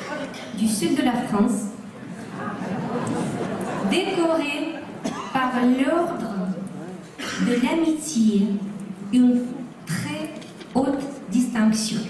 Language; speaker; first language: French; non-native, fluent; Russian